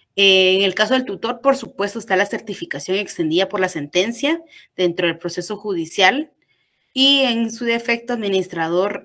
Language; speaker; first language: Spanish; native; Spanish